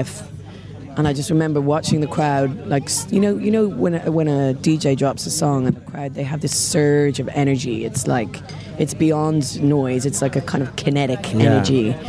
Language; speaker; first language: English; native; English